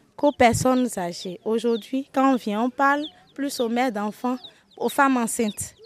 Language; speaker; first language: French; non-native, local second language; Fon